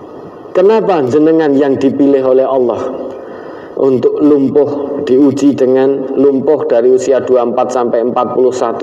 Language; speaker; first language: Indonesian; non-native, local second language; Javanese